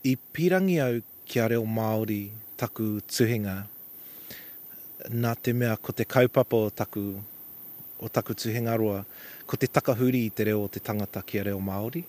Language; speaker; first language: Māori; non-native, local second language; English